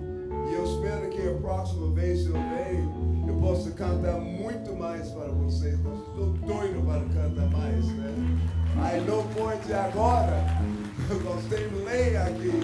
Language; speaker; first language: Portuguese; non-native, fluent; English